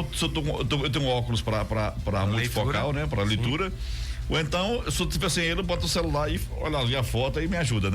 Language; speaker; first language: Portuguese; native; Portuguese